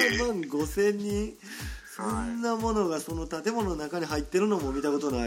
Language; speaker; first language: Japanese; native; Japanese